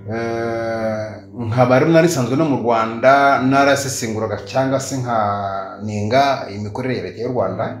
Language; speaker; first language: Kinyarwanda; native; Kinyarwanda